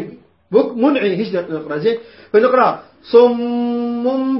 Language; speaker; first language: Arabic; native; Arabic